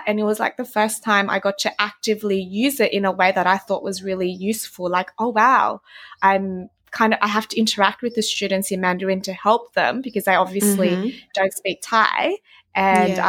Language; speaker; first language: English; non-native, local second language; Vietnamese